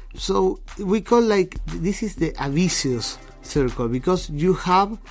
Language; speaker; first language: English; non-native, fluent; Spanish